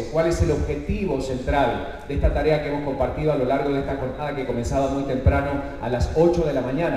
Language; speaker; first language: Spanish; native; Spanish